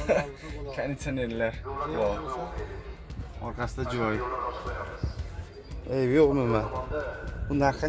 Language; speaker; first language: Turkish; non-native, learner; Uzbek